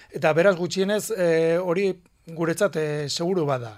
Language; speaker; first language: Basque; non-native, local second language; Spanish